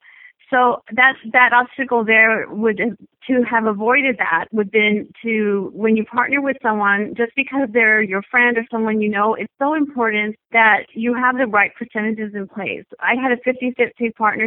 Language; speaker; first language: English; native; English